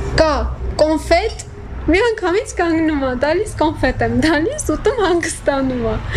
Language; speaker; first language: Armenian; native; Armenian